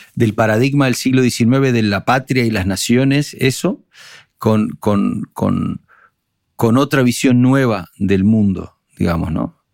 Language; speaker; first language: Spanish; native; Spanish